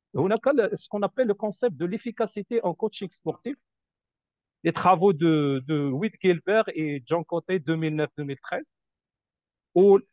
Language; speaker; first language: French; non-native, local second language; Arabic